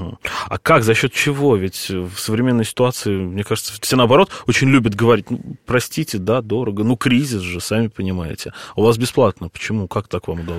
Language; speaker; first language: Russian; native; Russian